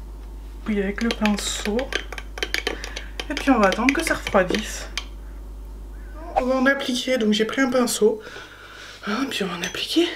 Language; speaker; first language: French; native; French